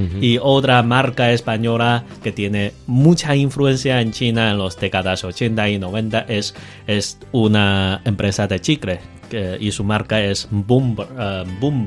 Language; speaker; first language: Spanish; non-native, fluent; Chinese